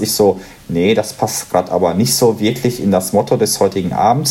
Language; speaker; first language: German; native; German